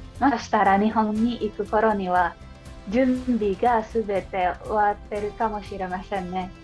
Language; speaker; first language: Japanese; non-native, learner; Indonesian